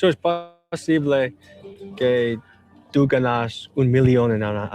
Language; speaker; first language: Spanish; non-native, learner; English